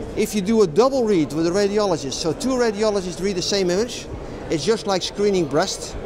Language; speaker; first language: English; non-native, fluent; Dutch